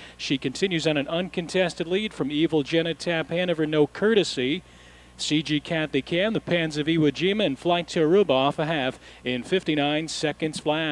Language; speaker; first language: English; native; English